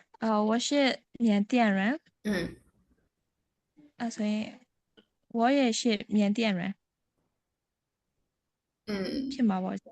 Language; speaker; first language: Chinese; non-native, learner; Burmese